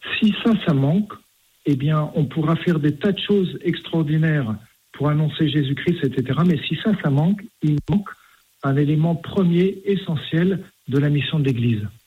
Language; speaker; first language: French; native; French